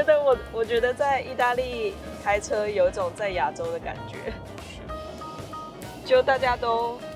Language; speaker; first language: Chinese; native; Chinese